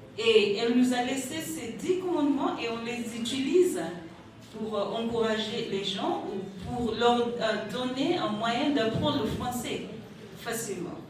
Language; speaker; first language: French; non-native, fluent; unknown